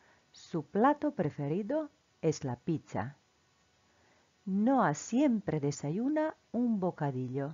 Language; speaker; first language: Spanish; non-native, fluent; Croatian